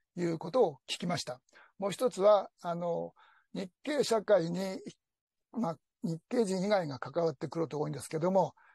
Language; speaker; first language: Japanese; native; Japanese